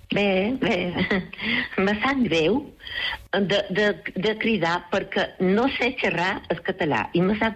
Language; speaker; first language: Catalan; non-native, local second language; Spanish